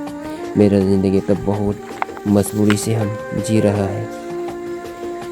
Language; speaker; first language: Hindi; non-native, local second language; Mising